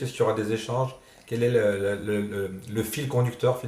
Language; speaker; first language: French; native; French